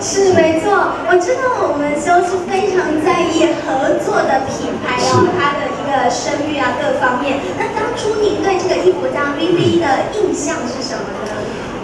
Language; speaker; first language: Chinese; native; Chinese